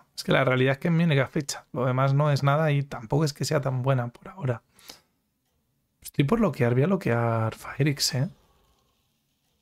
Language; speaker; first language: Spanish; native; Spanish